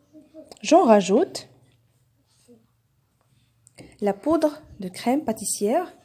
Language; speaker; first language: French; non-native, local second language; Arabic